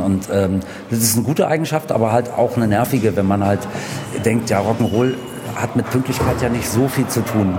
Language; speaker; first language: German; native; German